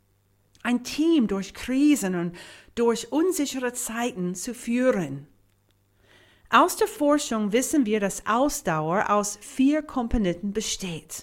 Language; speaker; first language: German; non-native, fluent; English